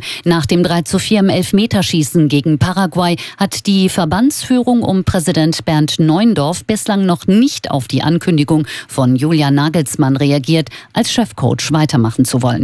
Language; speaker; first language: German; native; German